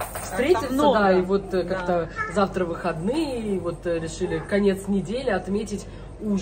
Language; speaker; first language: Russian; native; Russian